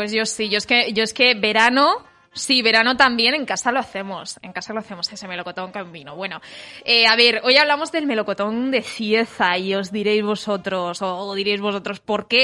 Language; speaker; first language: Spanish; native; Spanish